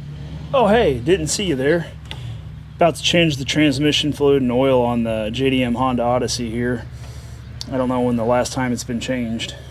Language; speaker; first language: English; native; English